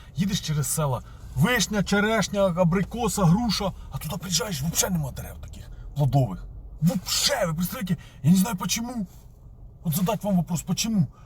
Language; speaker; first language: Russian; native; Russian